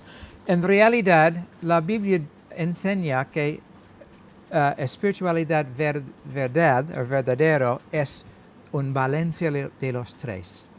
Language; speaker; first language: Spanish; non-native, learner; English